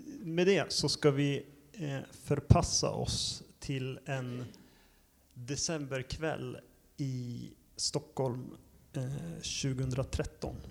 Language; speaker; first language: Swedish; native; Swedish